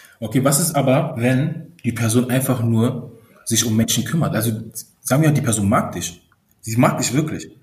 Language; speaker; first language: German; early bilingual, other home language; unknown